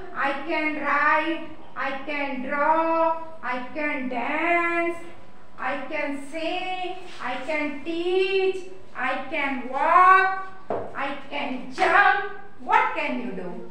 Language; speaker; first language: English; non-native, fluent; Hindi